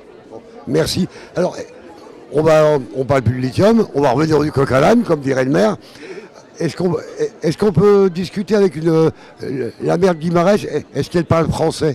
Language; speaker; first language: French; native; French